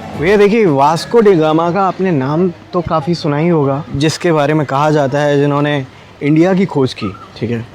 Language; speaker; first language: Hindi; native; Hindi